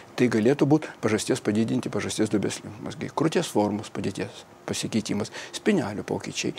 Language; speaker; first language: Lithuanian; non-native, fluent; Russian